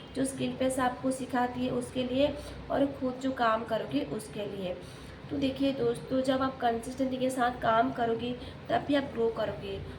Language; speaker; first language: Hindi; non-native, local second language; Odia